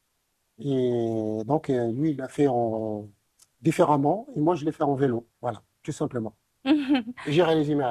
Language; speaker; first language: French; non-native, local second language; Arabic